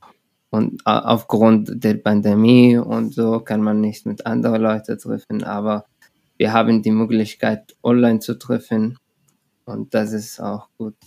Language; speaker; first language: German; non-native, learner; Arabic